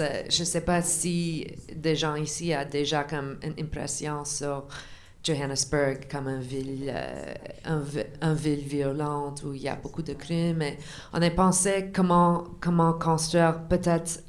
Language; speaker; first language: French; non-native, local second language; English